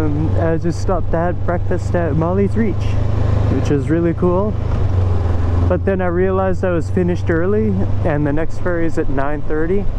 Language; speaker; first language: English; native; English